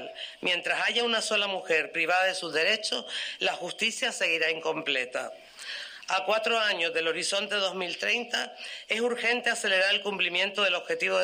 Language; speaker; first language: Spanish; native; Spanish